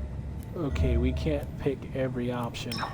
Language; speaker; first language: English; native; English